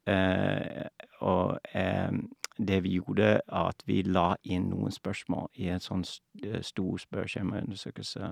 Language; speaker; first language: Norwegian; non-native, fluent; English